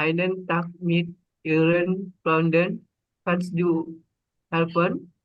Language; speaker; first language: German; non-native, learner; Indonesian